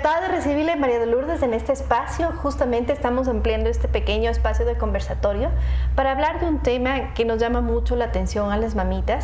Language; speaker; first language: Spanish; native; Spanish